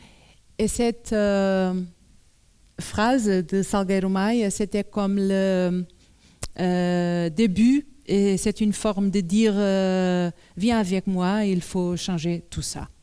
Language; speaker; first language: French; non-native, learner; Portuguese